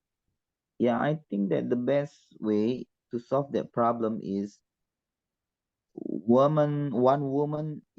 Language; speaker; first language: English; non-native, learner; Indonesian